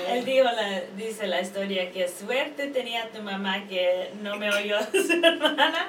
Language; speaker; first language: Spanish; early bilingual, heritage; Spanish